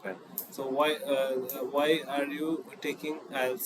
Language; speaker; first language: English; non-native, fluent; Bangla